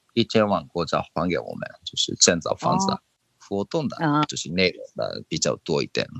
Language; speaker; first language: Chinese; non-native, fluent; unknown